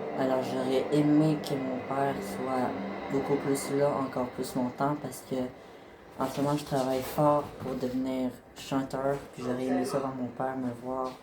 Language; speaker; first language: French; native; French